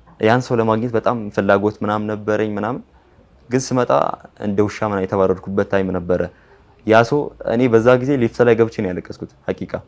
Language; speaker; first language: Amharic; non-native, local second language; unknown